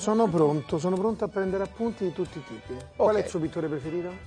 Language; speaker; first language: Italian; native; Italian